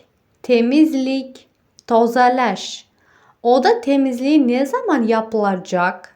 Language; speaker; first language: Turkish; non-native, fluent; Uzbek